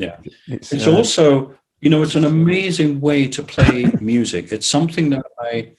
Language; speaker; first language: English; native; English